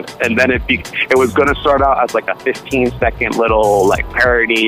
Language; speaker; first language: English; native; English